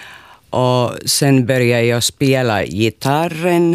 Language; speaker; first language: Swedish; non-native, local second language; Finnish